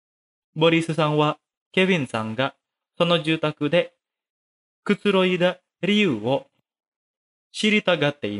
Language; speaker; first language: Japanese; non-native, fluent; Indonesian